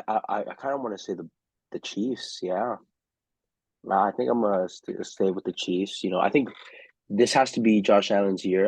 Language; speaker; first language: English; native; English